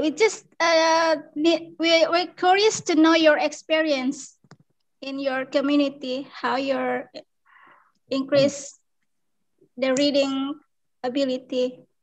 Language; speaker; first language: English; non-native, fluent; Indonesian